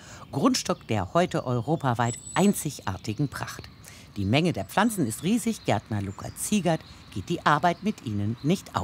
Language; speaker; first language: German; native; German